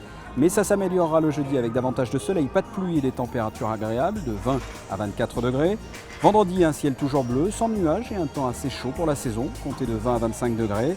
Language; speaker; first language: French; native; French